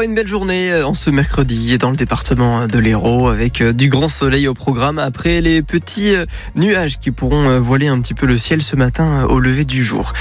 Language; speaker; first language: French; native; French